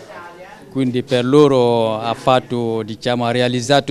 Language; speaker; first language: Italian; non-native, learner; French